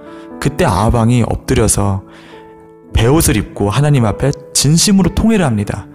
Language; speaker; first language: Korean; native; Korean